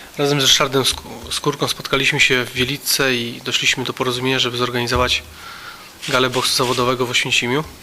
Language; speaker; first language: Polish; native; Polish